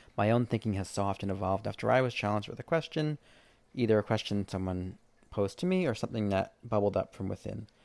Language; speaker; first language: English; native; English